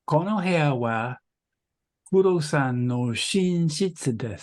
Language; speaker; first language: Japanese; non-native, learner; English